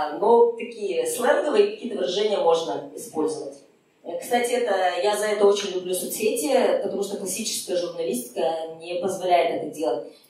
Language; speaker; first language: Russian; native; Russian